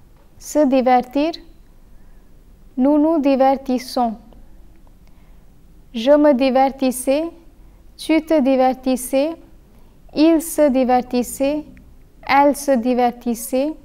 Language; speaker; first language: French; non-native, fluent; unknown